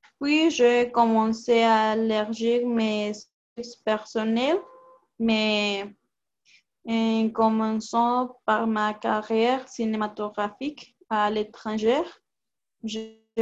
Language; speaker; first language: French; non-native, learner; Spanish